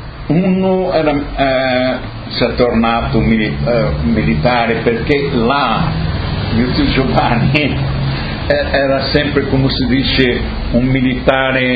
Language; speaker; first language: Italian; early bilingual, heritage; Portuguese